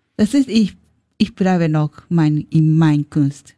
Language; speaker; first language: German; non-native, learner; Japanese